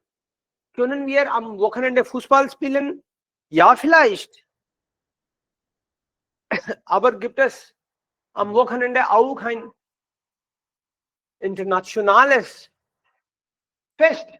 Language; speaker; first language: German; non-native, fluent; Hindi